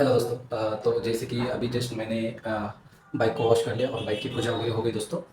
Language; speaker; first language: Hindi; non-native, local second language; Marathi